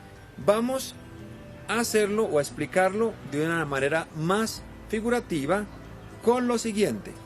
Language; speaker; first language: Spanish; native; Spanish